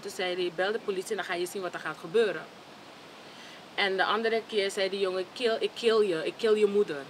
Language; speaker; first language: Dutch; non-native, fluent; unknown